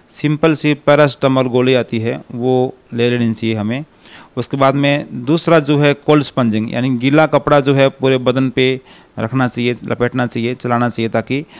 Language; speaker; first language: Hindi; native; Hindi